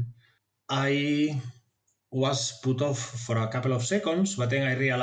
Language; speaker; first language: English; non-native, fluent; Spanish